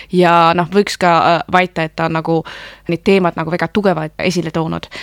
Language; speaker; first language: Estonian; non-native, fluent; German